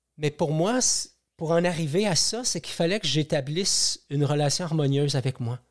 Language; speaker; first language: French; native; French